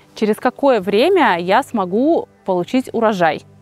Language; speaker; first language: Russian; native; Russian